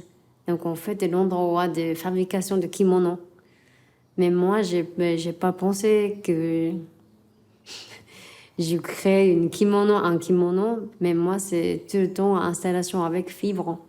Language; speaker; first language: French; non-native, learner; Japanese